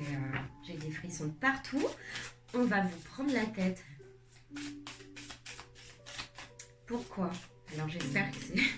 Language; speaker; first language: French; native; French